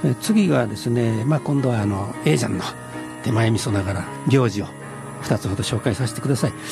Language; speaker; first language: Japanese; native; Japanese